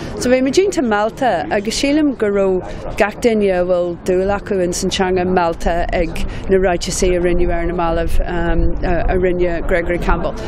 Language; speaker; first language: Irish; non-native, local second language; English